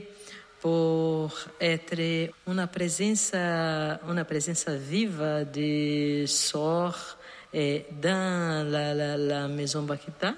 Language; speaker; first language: French; non-native, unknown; Portuguese